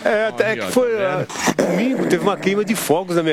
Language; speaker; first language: Portuguese; native; Portuguese